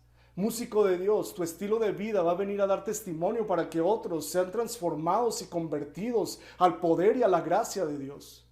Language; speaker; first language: Spanish; native; Spanish